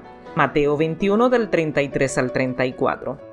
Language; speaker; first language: Spanish; native; Spanish